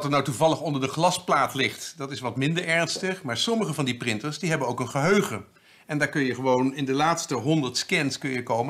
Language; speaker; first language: Dutch; native; Dutch